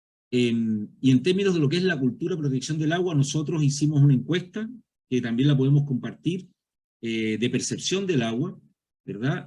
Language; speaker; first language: Spanish; native; Spanish